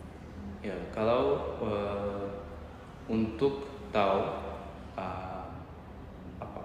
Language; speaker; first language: Indonesian; non-native, learner; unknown